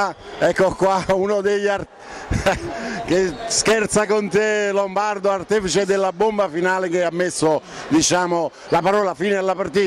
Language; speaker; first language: Italian; native; Italian